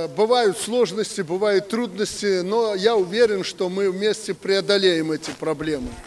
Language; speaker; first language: Russian; native; Russian